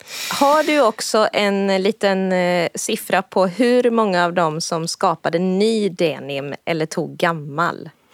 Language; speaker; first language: Swedish; native; Swedish